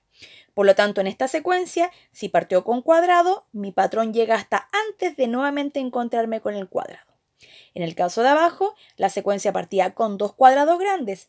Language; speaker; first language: Spanish; native; Spanish